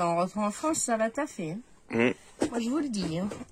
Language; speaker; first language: French; native; French